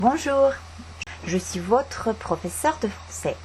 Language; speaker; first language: French; non-native, fluent; Estonian